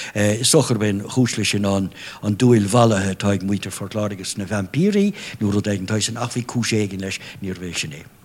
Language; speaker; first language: Irish; non-native, local second language; English